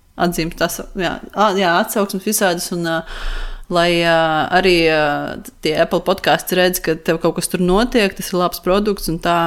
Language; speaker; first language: Latvian; non-native, local second language; Russian